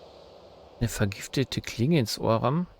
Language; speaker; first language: German; native; German